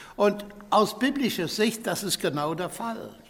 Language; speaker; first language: German; non-native, fluent; English